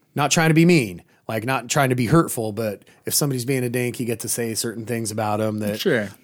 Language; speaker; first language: English; native; English